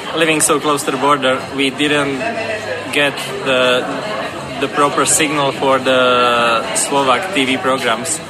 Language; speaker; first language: English; non-native, fluent; Slovak